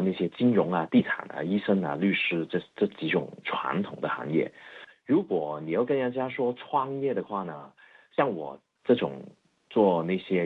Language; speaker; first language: Chinese; non-native, fluent; Cantonese